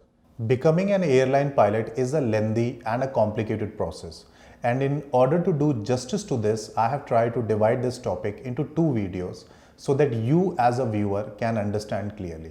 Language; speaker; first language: English; non-native, local second language; Hindi